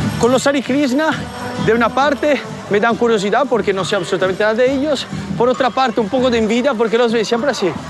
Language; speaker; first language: Spanish; non-native, fluent; Italian